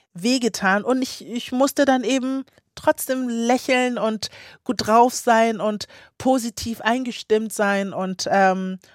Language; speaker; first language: German; native; German